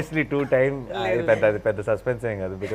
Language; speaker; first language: Telugu; native; Telugu